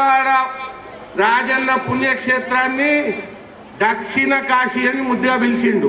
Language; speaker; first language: Telugu; native; Telugu